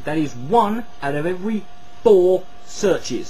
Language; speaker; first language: English; native; English